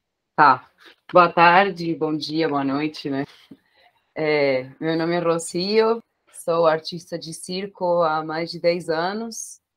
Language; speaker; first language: Portuguese; non-native, fluent; Spanish